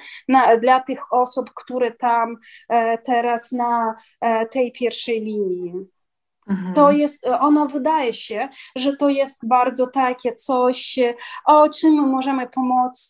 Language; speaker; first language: Polish; non-native, learner; Ukrainian